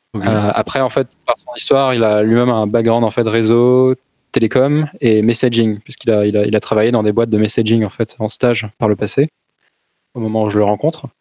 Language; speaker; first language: French; native; French